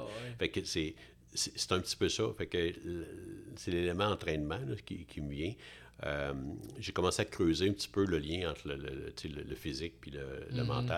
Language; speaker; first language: French; native; French